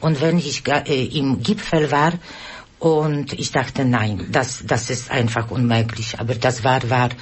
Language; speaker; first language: German; non-native, learner; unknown